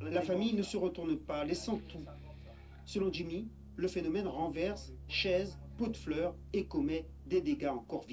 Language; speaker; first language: French; native; French